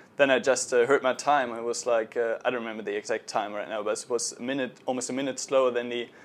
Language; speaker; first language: English; non-native, fluent; German